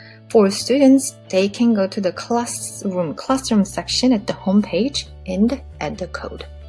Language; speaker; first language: English; non-native, fluent; Korean